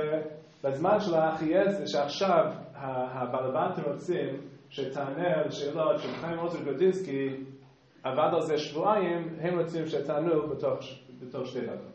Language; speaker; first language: Hebrew; non-native, fluent; English